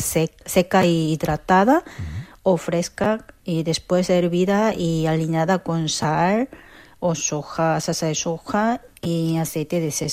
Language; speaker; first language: Spanish; non-native, fluent; Korean